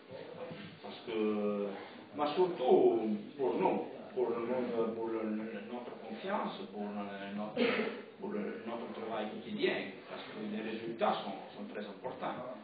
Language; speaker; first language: French; non-native, fluent; Italian